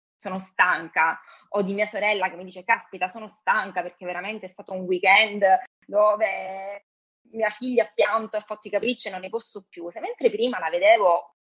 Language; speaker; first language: Italian; native; Italian